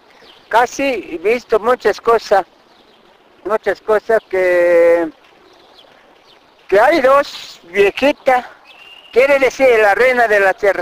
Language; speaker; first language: Spanish; non-native, local second language; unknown